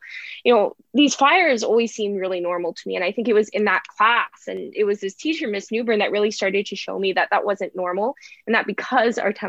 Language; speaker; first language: English; native; English